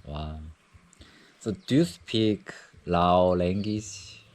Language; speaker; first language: English; non-native, learner; Korean